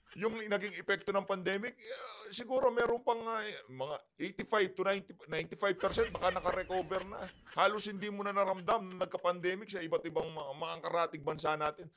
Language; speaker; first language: Filipino; native; Filipino